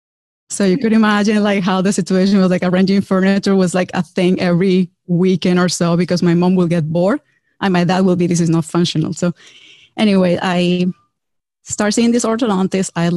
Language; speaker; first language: English; non-native, fluent; Spanish